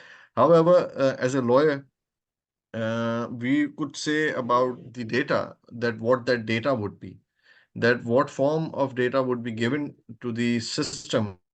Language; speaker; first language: English; non-native, local second language; Urdu